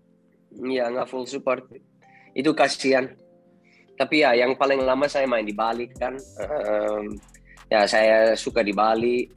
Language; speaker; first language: Indonesian; non-native, fluent; Dutch